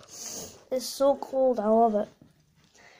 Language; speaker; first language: English; native; English